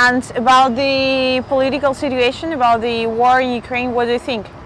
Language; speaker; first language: English; non-native, fluent; Spanish